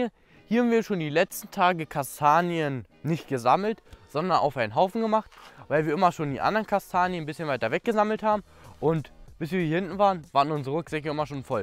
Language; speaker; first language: German; native; German